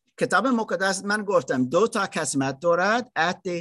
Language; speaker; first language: Persian; non-native, learner; German